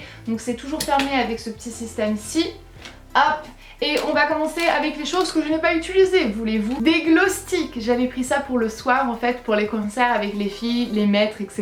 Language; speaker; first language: French; native; French